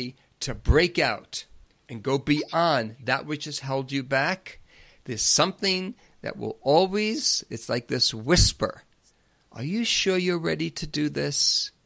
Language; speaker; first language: English; native; English